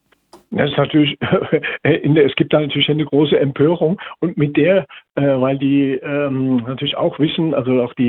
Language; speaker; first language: German; native; German